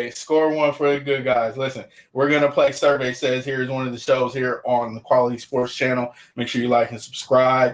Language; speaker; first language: English; native; English